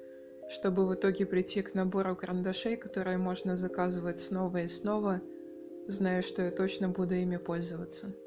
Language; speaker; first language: Russian; native; Russian